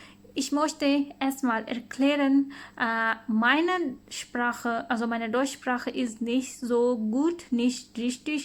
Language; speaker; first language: German; non-native, learner; Urdu